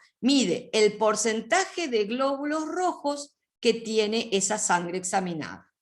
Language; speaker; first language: Spanish; native; Spanish